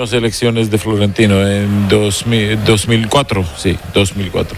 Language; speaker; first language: Spanish; non-native, fluent; Georgian